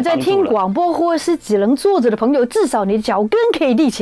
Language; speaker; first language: Chinese; native; Chinese